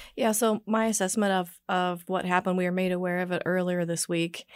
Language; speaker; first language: English; native; English